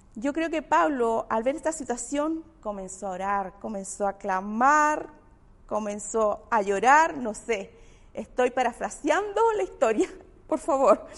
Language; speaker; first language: Spanish; native; Spanish